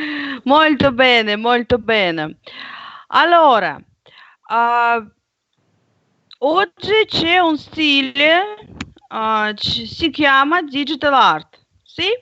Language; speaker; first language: Italian; non-native, learner; Russian